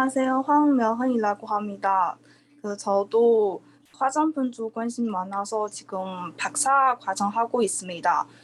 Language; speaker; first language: Korean; non-native, fluent; Chinese